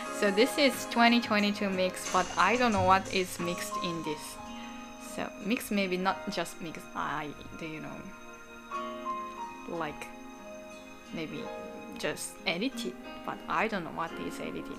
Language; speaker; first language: English; non-native, learner; Japanese